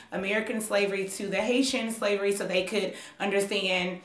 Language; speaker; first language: English; native; English